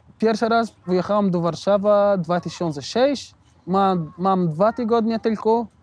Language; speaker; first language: Polish; non-native, learner; Arabic